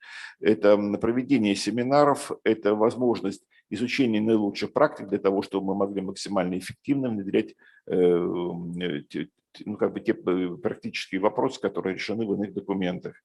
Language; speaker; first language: Russian; native; Russian